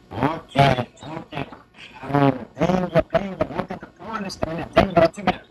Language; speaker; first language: Russian; non-native, learner; Uzbek